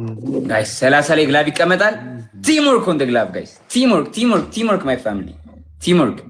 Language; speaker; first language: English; non-native, learner; Amharic